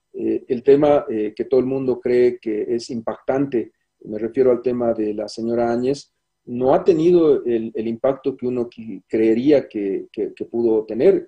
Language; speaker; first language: Spanish; native; Spanish